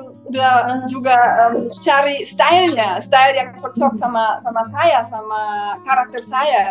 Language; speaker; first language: Indonesian; non-native, fluent; German